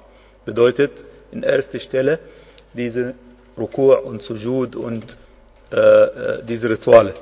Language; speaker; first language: German; non-native, fluent; Arabic